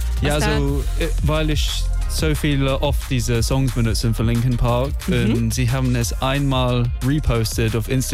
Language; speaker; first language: German; non-native, fluent; English